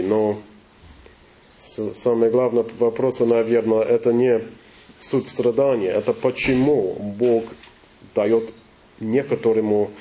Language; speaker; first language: Russian; non-native, learner; English